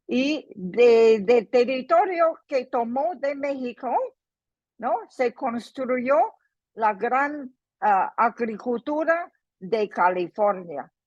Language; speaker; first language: Spanish; non-native, fluent; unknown